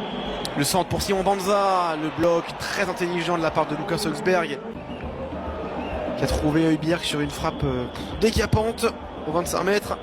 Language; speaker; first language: French; native; French